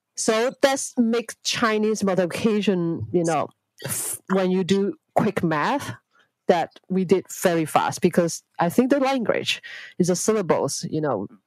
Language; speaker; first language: English; non-native, local second language; Cantonese